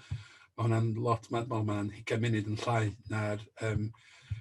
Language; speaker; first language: Welsh; native; Welsh